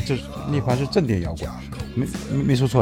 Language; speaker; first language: Chinese; native; Chinese